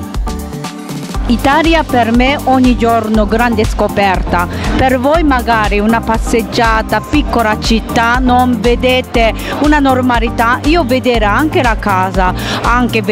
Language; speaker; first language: Italian; non-native, learner; Japanese